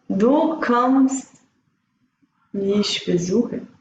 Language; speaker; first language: German; non-native, learner; Portuguese